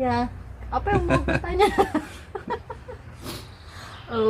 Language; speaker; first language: Indonesian; non-native, local second language; Minangkabau